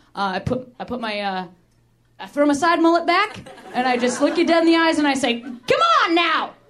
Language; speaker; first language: English; native; English